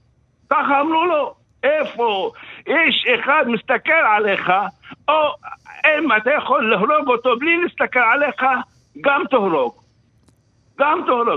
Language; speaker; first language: Hebrew; non-native, local second language; Arabic